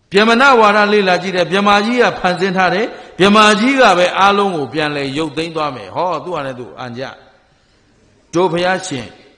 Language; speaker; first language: Burmese; native; Burmese